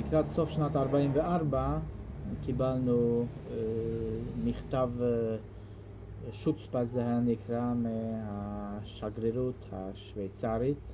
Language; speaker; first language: Hebrew; non-native, fluent; Hungarian